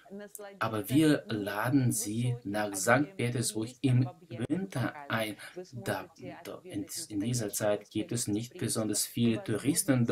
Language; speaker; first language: German; non-native, fluent; Russian